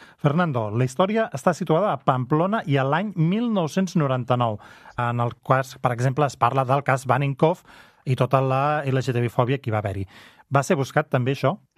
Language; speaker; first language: Catalan; native; Catalan